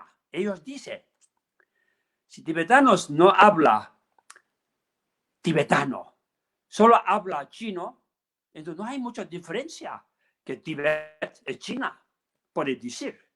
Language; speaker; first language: Spanish; non-native, learner; Tibetan